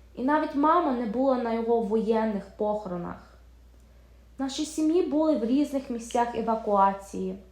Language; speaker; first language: Ukrainian; early bilingual, heritage; Ukrainian